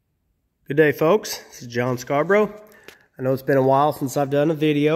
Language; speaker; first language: English; native; English